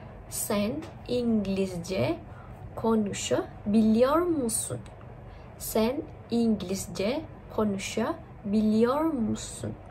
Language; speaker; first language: Turkish; non-native, fluent; Malay